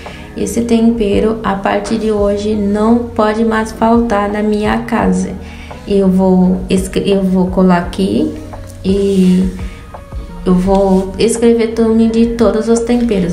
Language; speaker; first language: Portuguese; non-native, fluent; Haitian Creole